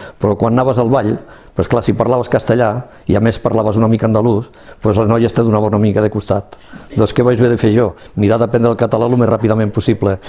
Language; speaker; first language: Catalan; non-native, local second language; Spanish